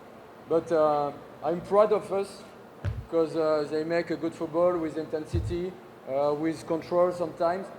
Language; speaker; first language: English; non-native, learner; French